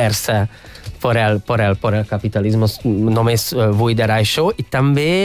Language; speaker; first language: Catalan; non-native, fluent; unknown